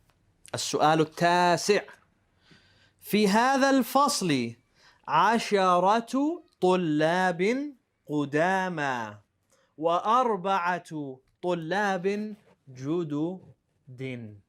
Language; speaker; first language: Arabic; non-native, fluent; English